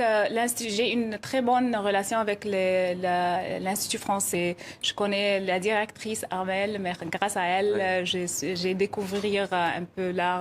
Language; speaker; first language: French; non-native, fluent; Arabic